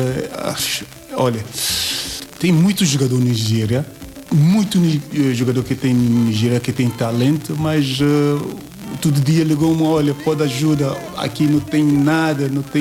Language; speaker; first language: Portuguese; non-native, learner; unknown